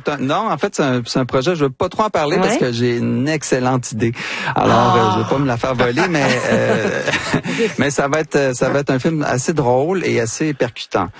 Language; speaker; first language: French; native; French